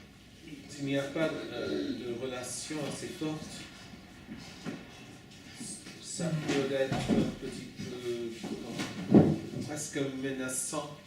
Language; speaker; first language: French; non-native, fluent; English